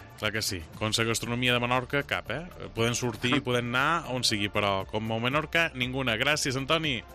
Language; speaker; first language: Catalan; native; Catalan